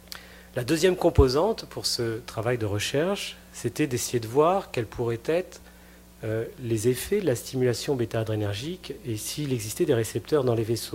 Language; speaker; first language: French; native; French